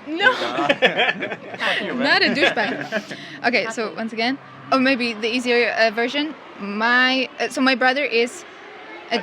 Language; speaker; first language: English; non-native, fluent; Polish